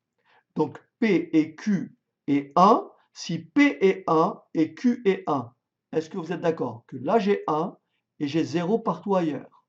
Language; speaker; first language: French; native; French